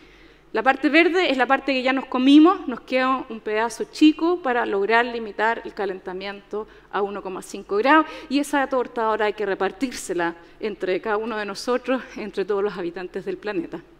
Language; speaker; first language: Spanish; native; Spanish